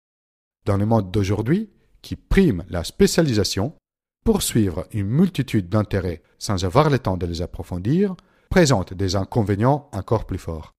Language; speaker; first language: French; non-native, fluent; Italian